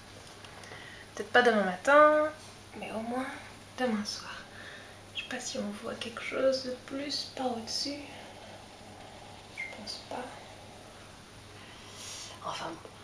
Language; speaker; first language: French; native; French